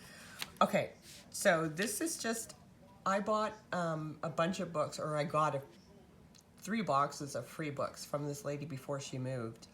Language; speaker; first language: English; native; English